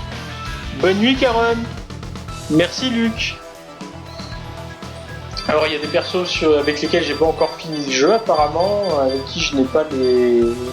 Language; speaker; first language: French; native; French